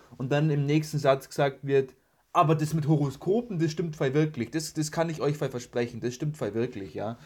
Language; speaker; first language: German; native; German